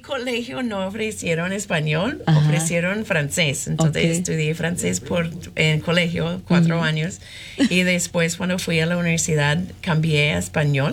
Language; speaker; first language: Spanish; non-native, fluent; English